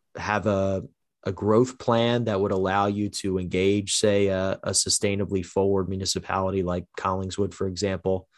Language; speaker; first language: English; native; English